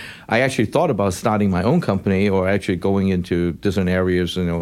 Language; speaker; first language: English; non-native, local second language; Cantonese